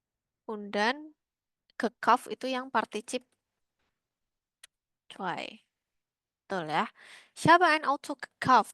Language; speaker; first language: German; non-native, learner; Indonesian